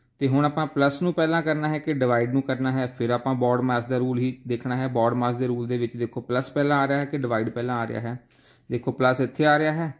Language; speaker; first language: Hindi; non-native, local second language; Punjabi